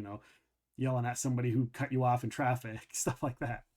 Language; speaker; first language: English; native; English